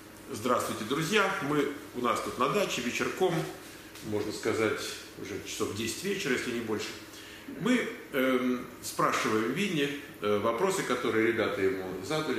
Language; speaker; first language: Russian; native; Russian